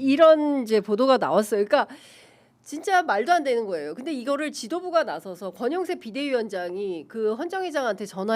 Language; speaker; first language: Korean; native; Korean